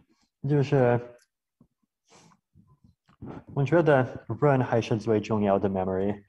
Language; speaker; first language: Chinese; non-native, fluent; Russian